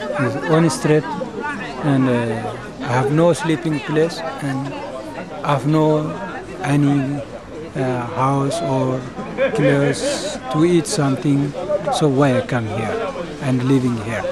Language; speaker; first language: English; non-native, learner; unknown